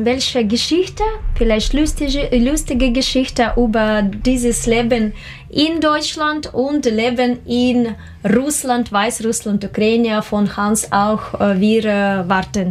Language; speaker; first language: German; non-native, learner; Russian